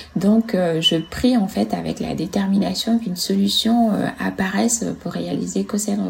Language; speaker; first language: French; non-native, fluent; Italian